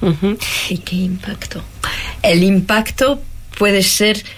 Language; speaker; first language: Spanish; non-native, fluent; French